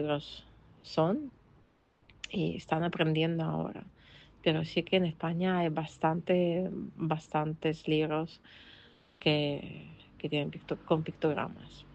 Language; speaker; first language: Spanish; non-native, fluent; Russian